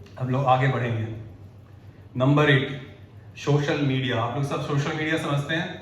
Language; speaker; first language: Hindi; native; Hindi